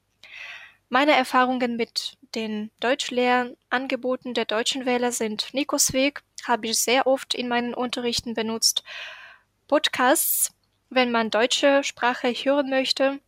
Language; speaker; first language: German; non-native, fluent; Ukrainian